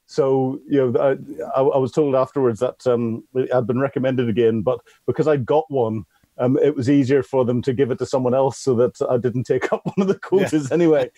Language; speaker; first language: English; native; English